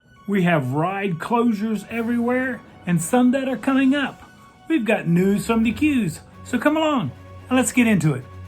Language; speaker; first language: English; native; English